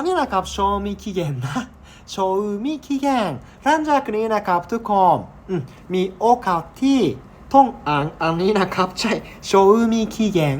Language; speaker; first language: Thai; non-native, learner; Japanese